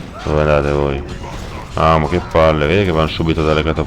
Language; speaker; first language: Italian; native; Italian